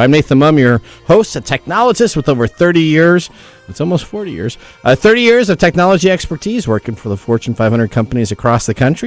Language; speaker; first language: English; native; English